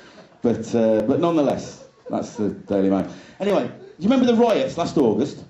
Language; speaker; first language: English; native; English